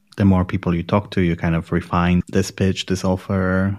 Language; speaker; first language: English; non-native, fluent; Polish